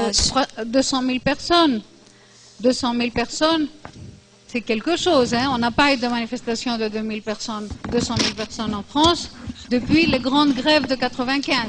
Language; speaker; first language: French; non-native, fluent; Greek